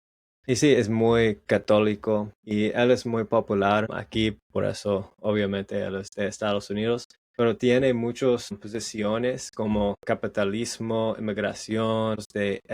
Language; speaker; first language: Spanish; non-native, learner; English